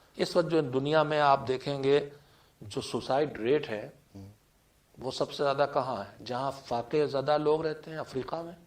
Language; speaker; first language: Urdu; native; Urdu